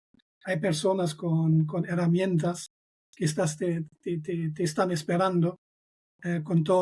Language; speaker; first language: Spanish; non-native, fluent; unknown